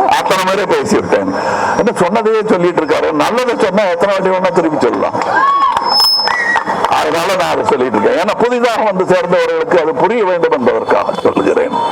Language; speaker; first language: Tamil; native; Tamil